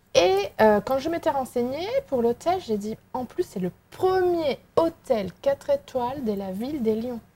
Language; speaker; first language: French; non-native, fluent; Spanish